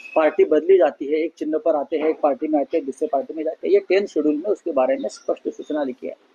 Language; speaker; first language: Hindi; non-native, local second language; Marathi